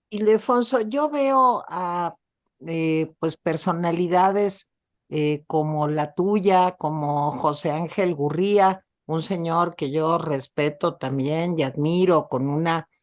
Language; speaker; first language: Spanish; native; Spanish